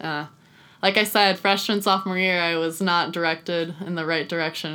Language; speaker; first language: English; native; English